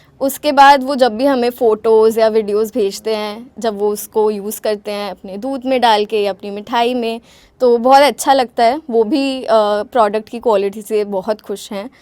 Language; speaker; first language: Hindi; non-native, local second language; Gujarati